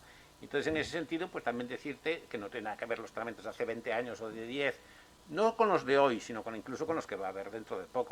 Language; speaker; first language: Spanish; native; Spanish